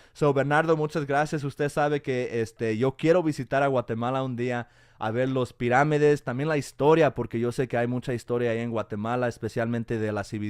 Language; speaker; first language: Spanish; early bilingual, heritage; Spanish